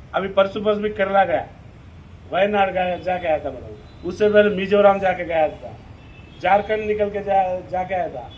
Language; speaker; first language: Hindi; non-native, local second language; Lambadi